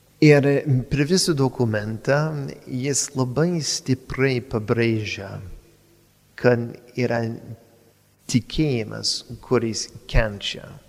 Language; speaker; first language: Lithuanian; non-native, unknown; English